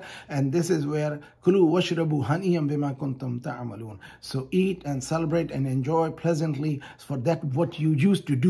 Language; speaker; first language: English; non-native, fluent; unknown